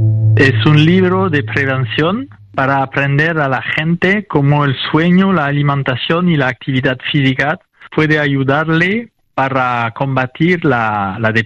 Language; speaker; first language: Spanish; non-native, fluent; French